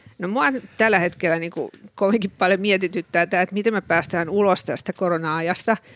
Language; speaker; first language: Finnish; native; Finnish